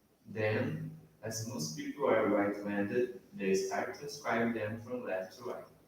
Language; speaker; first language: English; non-native, learner; Portuguese